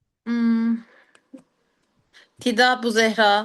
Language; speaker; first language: Indonesian; non-native, learner; Turkish